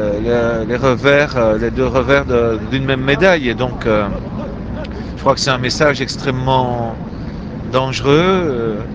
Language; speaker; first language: French; native; French